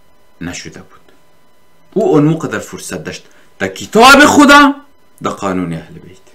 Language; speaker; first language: Persian; native; Persian